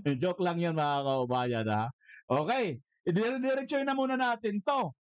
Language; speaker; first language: Filipino; native; Filipino